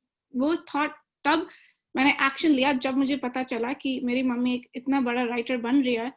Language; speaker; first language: Hindi; early bilingual, other home language; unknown